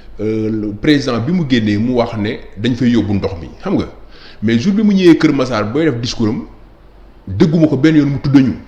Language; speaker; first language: Wolof; native; Wolof